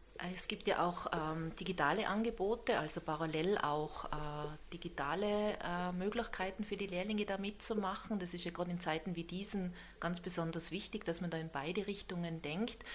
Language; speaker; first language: German; native; German